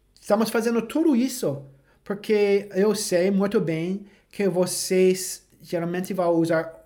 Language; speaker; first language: Portuguese; non-native, fluent; English